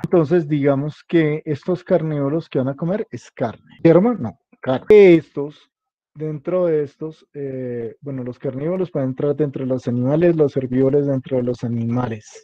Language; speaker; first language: Spanish; native; Spanish